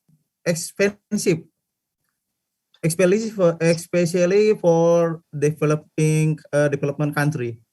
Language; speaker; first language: English; non-native, fluent; Indonesian